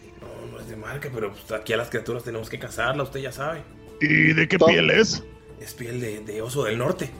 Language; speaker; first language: Spanish; native; Spanish